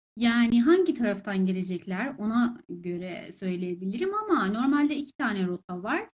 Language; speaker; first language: Turkish; non-native, fluent; Persian